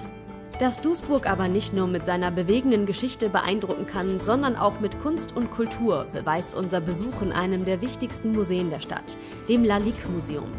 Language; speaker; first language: German; native; German